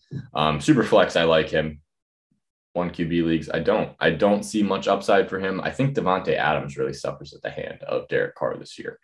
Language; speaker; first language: English; native; English